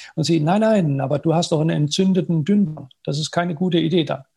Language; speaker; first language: German; native; German